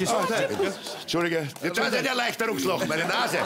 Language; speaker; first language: German; native; German